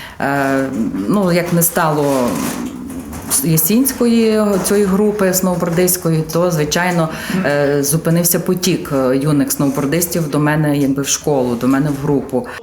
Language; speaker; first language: Ukrainian; native; Ukrainian